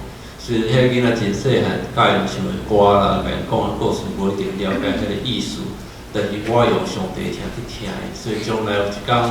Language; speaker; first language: Chinese; native; Chinese